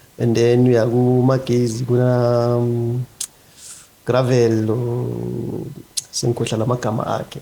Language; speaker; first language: Zulu; non-native, local second language; Swati